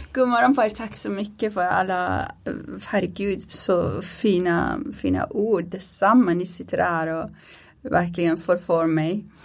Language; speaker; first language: Swedish; non-native, fluent; Persian